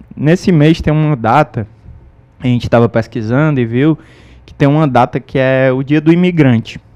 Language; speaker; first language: Portuguese; native; Portuguese